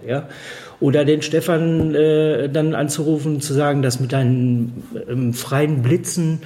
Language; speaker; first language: German; native; German